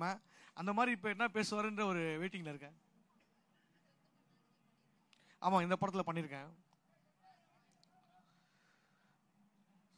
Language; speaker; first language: Tamil; native; Tamil